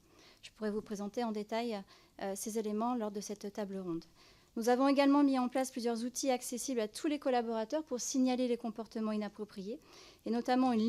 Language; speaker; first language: French; native; French